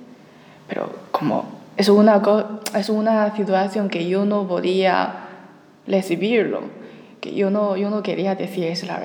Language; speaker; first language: Spanish; non-native, learner; Chinese